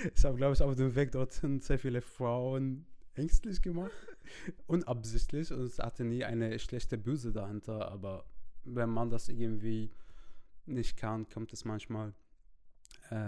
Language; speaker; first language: German; non-native, fluent; Arabic